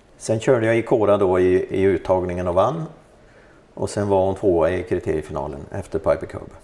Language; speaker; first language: Swedish; native; Swedish